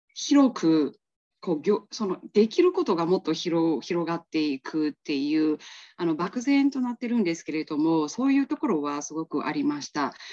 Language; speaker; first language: Japanese; non-native, fluent; Burmese